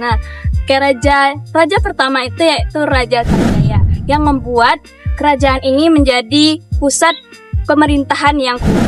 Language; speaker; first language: Indonesian; native; Indonesian